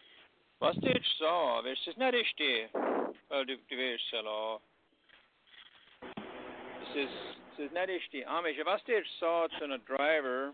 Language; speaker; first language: German; early bilingual, heritage; Pennsylvania German